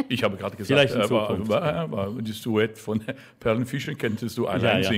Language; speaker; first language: German; non-native, fluent; French